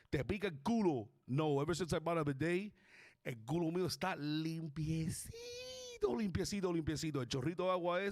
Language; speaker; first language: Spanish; early bilingual, other home language; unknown